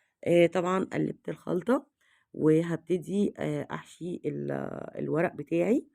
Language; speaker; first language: Arabic; native; Arabic